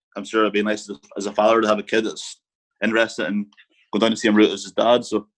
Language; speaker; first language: English; native; English